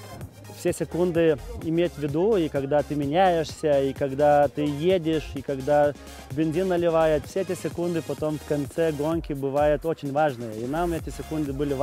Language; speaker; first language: Russian; non-native, fluent; Lithuanian